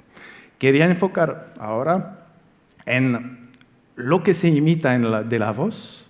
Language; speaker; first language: Spanish; non-native, fluent; French